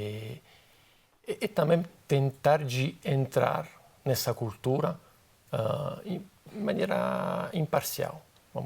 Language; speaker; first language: Portuguese; non-native, fluent; Italian